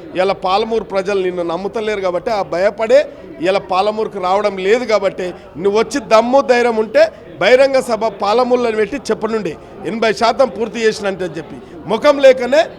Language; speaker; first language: Telugu; native; Telugu